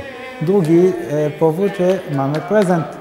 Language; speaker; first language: Polish; non-native, learner; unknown